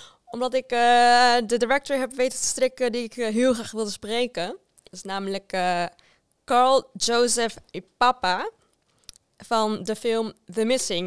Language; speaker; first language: Dutch; native; Dutch